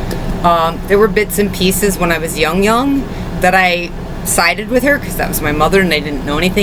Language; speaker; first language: English; native; English